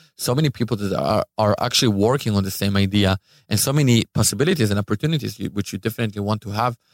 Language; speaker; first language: English; non-native, fluent; Hebrew